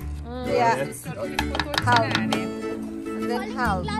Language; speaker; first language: German; non-native, learner; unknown